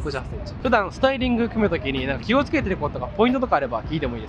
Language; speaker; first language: Japanese; native; Japanese